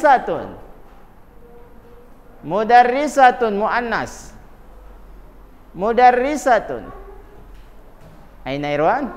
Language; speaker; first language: Arabic; non-native, fluent; Indonesian